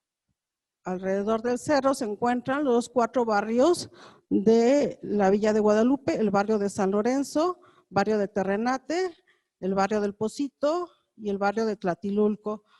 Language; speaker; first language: Spanish; native; Spanish